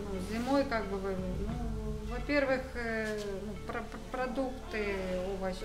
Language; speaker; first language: Russian; non-native, local second language; Ukrainian